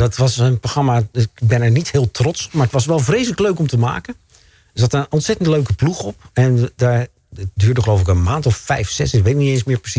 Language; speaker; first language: Dutch; native; Dutch